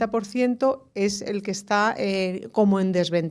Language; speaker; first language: Spanish; native; Spanish